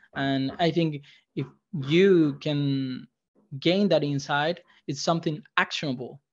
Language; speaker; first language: English; non-native, fluent; Spanish